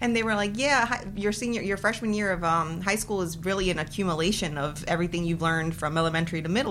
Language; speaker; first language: English; early bilingual, other home language; Spanish